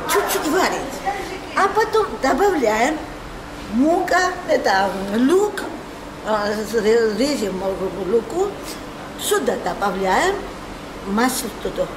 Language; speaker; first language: Russian; non-native, fluent; Georgian